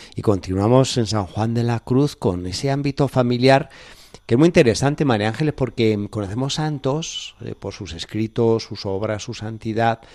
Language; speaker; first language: Spanish; native; Spanish